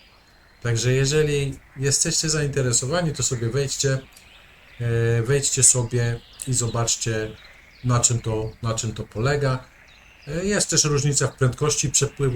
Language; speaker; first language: Polish; native; Polish